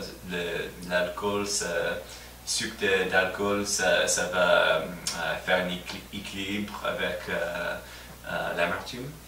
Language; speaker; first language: French; non-native, fluent; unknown